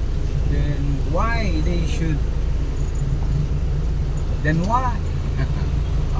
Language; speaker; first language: English; non-native, local second language; Cebuano